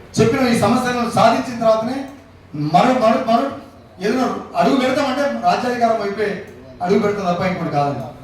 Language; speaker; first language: Telugu; non-native, local second language; Lambadi